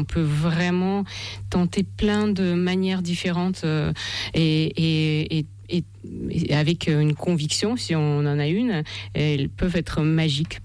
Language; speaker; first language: French; non-native, fluent; Russian